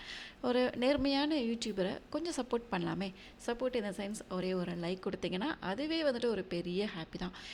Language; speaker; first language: Tamil; native; Tamil